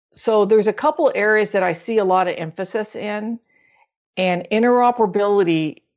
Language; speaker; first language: English; native; English